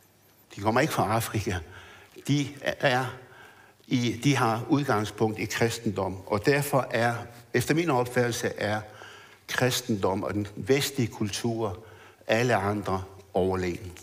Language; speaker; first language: Danish; early bilingual, other home language; Arabic